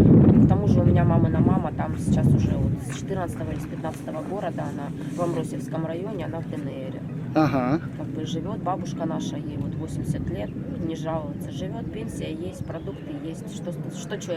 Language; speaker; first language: Russian; native; Russian